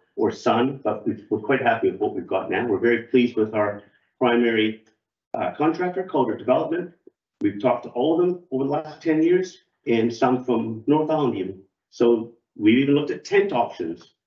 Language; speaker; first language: English; native; English